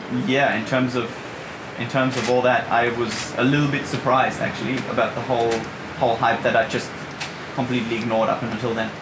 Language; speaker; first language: English; early bilingual, other home language; German